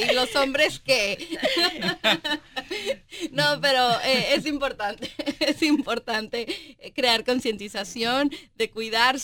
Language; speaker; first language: Spanish; native; Spanish